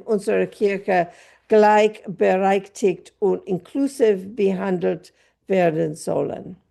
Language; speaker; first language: German; non-native, fluent; English